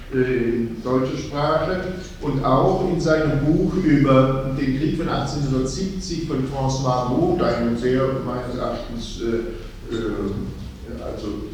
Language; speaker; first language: German; native; German